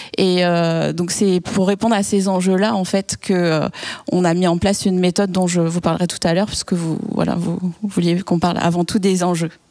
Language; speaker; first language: French; native; French